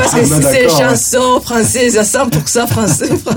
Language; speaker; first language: French; non-native, local second language; Rundi